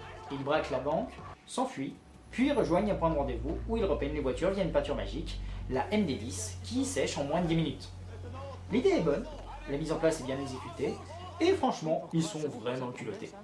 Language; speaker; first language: French; native; French